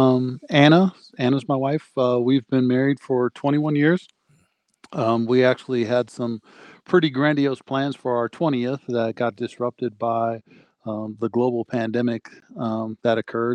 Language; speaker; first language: English; native; English